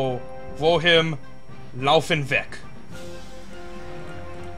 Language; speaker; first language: German; non-native, learner; English